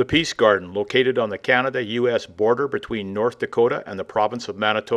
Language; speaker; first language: English; native; English